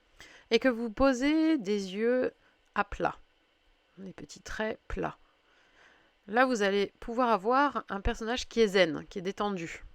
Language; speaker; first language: French; native; French